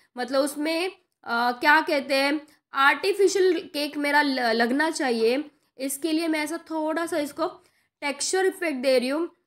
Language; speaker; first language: Hindi; non-native, local second language; Marathi